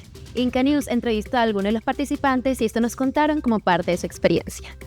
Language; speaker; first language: Spanish; native; Spanish